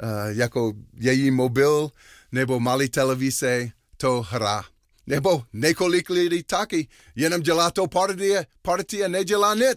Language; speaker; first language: Czech; non-native, learner; English